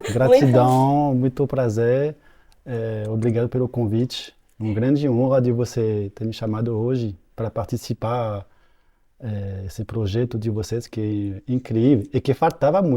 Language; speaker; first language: Portuguese; non-native, fluent; French